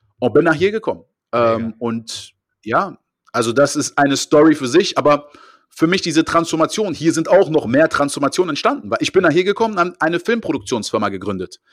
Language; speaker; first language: German; early bilingual, heritage; French